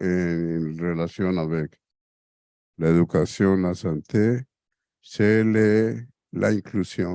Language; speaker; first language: French; non-native, fluent; Spanish